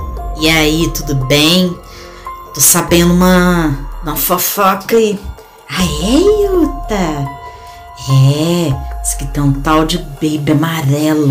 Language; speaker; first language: Portuguese; native; Portuguese